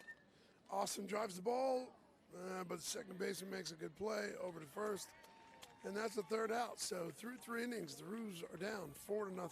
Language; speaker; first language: English; native; English